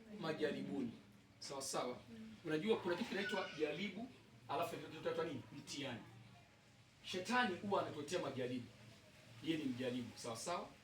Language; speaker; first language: Swahili; native; Swahili